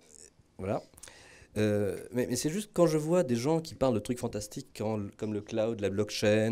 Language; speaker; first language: French; native; French